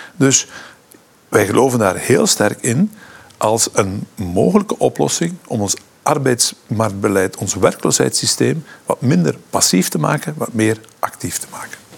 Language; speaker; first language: Dutch; native; Dutch